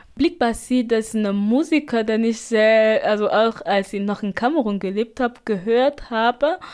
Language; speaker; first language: German; non-native, fluent; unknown